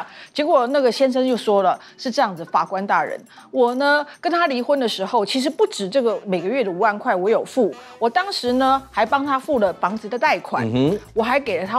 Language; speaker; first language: Chinese; native; Chinese